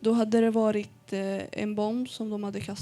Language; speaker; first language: Swedish; early bilingual, other home language; Arabic